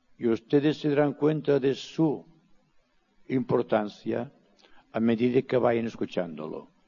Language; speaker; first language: Spanish; non-native, local second language; Catalan